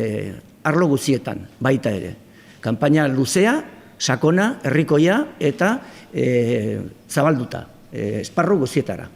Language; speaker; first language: Basque; non-native, local second language; Spanish